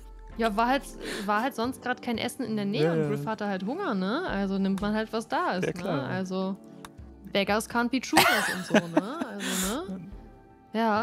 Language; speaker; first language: German; native; German